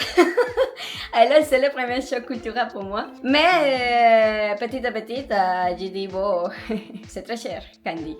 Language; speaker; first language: French; non-native, learner; Spanish